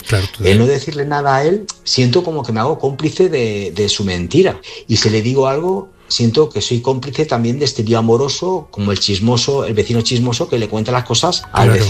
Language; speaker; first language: Spanish; native; Spanish